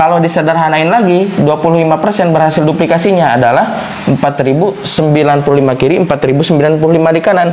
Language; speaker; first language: Indonesian; non-native, local second language; Sundanese